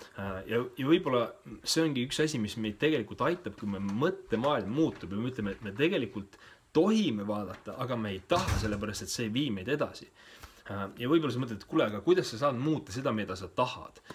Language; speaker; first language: Estonian; native; Estonian